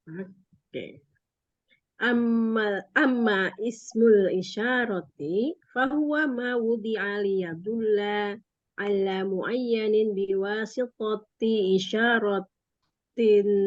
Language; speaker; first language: Arabic; non-native, learner; Indonesian